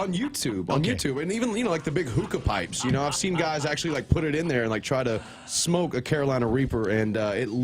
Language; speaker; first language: English; native; English